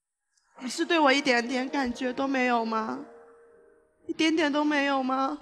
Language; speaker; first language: Chinese; non-native, fluent; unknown